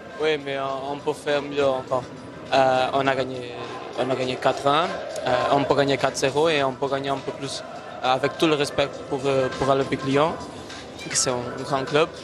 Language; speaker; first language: French; non-native, learner; Portuguese